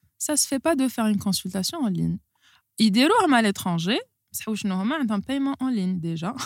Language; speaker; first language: French; non-native, local second language; Arabic